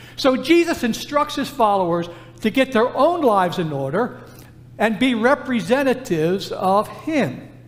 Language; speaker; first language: English; native; English